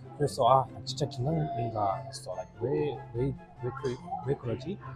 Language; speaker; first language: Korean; non-native, fluent; English